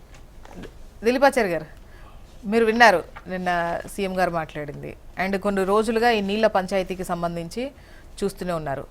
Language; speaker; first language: Telugu; native; Telugu